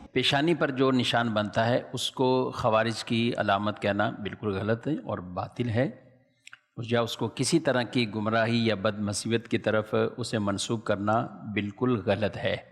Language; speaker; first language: Urdu; native; Urdu